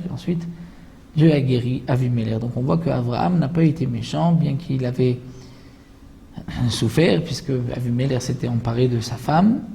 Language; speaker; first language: French; native; French